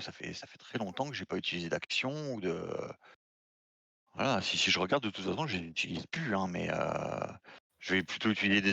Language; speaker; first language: French; native; French